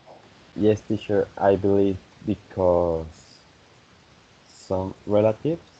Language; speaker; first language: English; non-native, fluent; Spanish